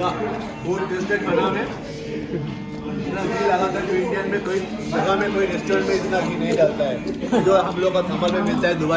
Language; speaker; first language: Hindi; non-native, local second language; Bangla